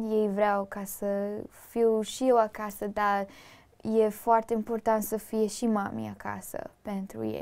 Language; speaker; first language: Romanian; early bilingual, heritage; Romanian